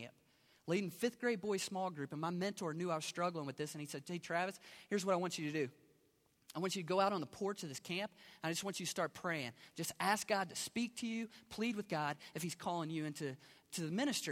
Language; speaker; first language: English; native; English